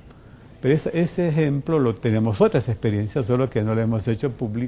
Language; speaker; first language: Spanish; native; Spanish